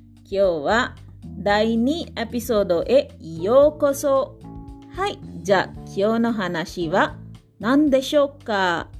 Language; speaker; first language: Japanese; non-native, learner; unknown